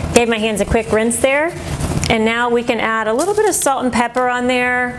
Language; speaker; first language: English; native; English